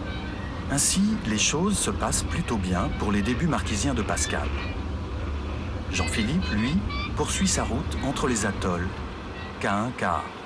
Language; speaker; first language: French; native; French